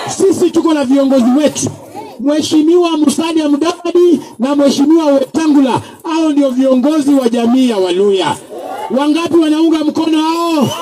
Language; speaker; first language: Swahili; non-native, local second language; Luyia